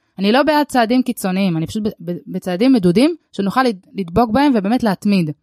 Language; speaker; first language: Hebrew; early bilingual, other home language; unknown